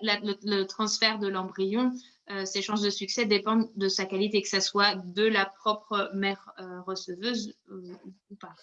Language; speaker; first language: French; native; French